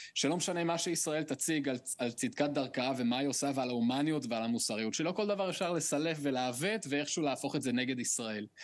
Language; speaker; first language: Hebrew; early bilingual, other home language; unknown